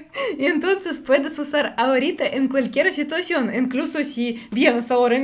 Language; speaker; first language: Spanish; non-native, fluent; Russian